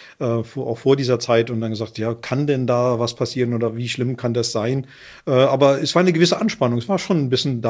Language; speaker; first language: German; native; German